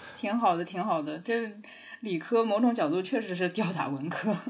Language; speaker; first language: Chinese; native; Chinese